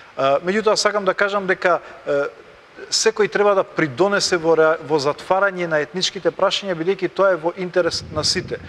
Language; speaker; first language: Macedonian; non-native, local second language; Albanian